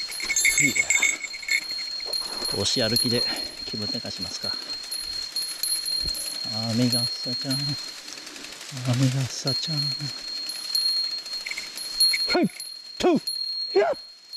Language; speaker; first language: Japanese; native; Japanese